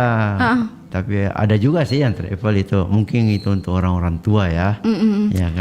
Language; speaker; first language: Indonesian; native; Indonesian